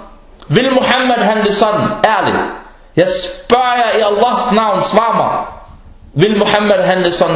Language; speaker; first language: Danish; non-native, local second language; Arabic